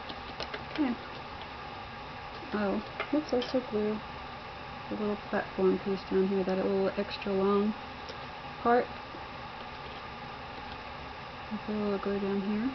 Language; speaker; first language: English; native; English